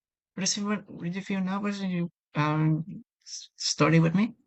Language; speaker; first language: English; non-native, learner; Vietnamese